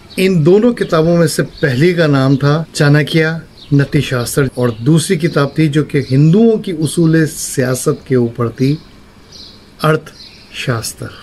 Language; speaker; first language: Urdu; native; Urdu